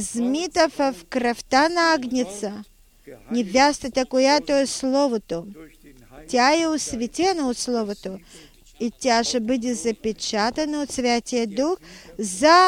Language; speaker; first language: Bulgarian; non-native, fluent; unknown